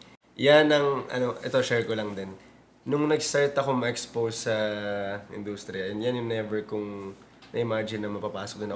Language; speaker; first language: Filipino; native; Filipino